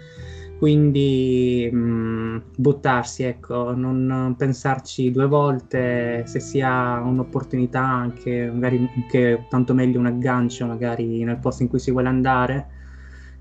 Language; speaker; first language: Italian; native; Italian